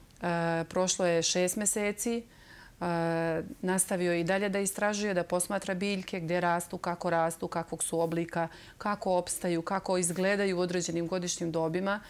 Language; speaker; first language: Serbian; native; Serbian